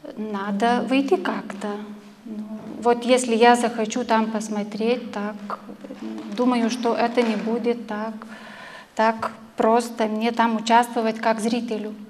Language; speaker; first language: Russian; non-native, fluent; Lithuanian